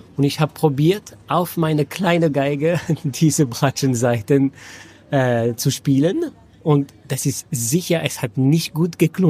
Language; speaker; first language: German; non-native, fluent; French